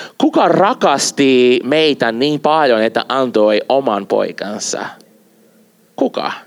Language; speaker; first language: Finnish; non-native, fluent; Portuguese